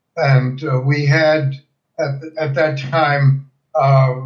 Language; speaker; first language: English; early bilingual, other home language; German